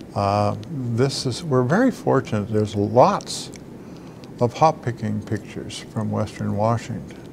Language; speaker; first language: English; native; English